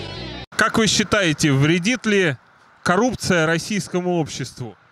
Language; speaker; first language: Russian; native; Russian